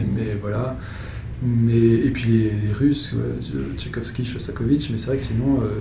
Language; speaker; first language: French; native; French